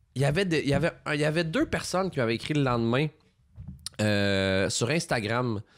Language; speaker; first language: French; native; French